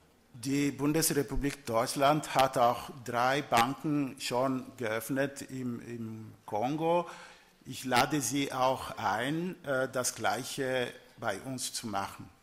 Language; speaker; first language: German; non-native, learner; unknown